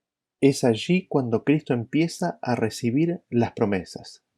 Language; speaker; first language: Spanish; native; Spanish